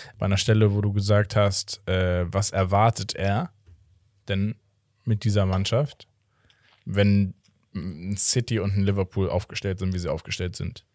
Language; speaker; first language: German; early bilingual, other home language; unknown